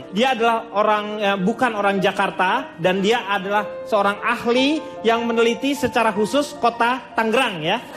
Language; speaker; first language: Indonesian; native; Indonesian